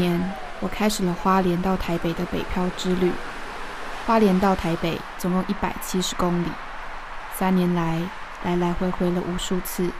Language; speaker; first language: Chinese; native; Chinese